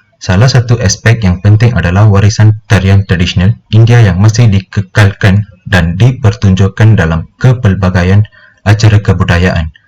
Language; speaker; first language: Malay; non-native, local second language; Tamil